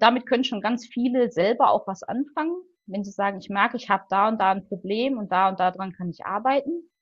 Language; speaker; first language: German; native; German